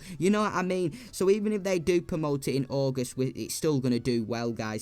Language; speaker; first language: English; native; English